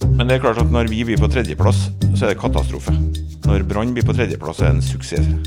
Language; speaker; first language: Norwegian; native; Norwegian